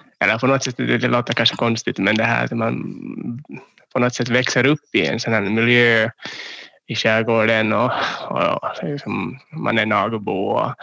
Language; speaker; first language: Swedish; native; Swedish